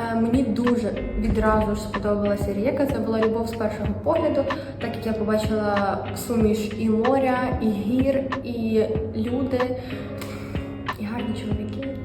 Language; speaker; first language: Ukrainian; native; Ukrainian